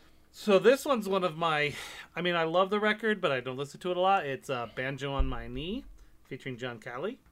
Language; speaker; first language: English; native; English